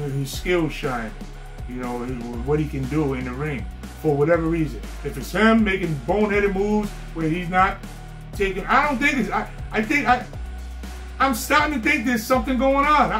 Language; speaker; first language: English; native; English